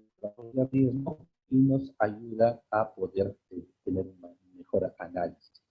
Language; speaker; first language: Spanish; native; Spanish